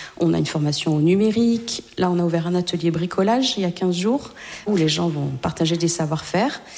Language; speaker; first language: French; native; French